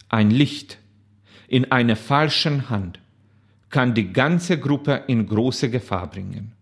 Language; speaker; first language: German; non-native, fluent; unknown